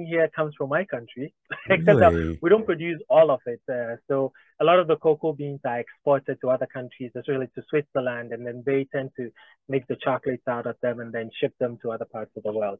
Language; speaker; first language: English; non-native, local second language; Ga